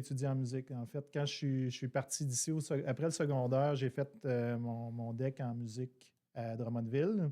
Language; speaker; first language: French; native; French